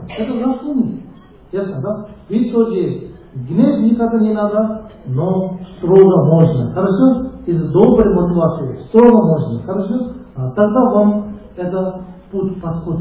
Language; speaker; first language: Russian; non-native, learner; Tibetan